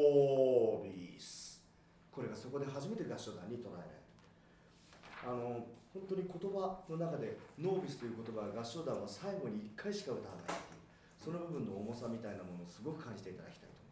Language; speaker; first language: Japanese; native; Japanese